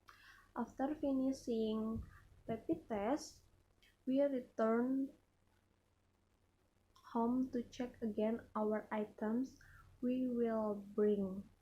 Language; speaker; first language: English; non-native, learner; Indonesian